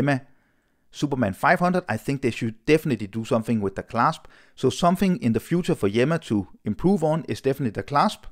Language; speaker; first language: English; non-native, fluent; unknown